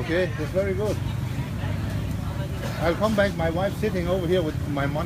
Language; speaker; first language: English; non-native, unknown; Danish